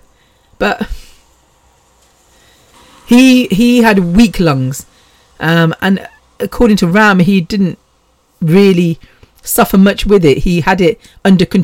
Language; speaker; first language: English; native; English